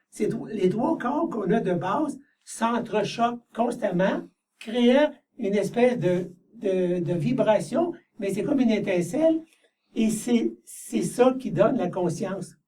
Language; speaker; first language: French; native; French